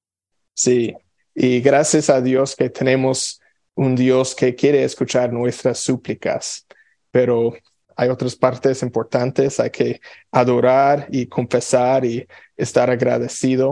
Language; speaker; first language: Spanish; non-native, fluent; English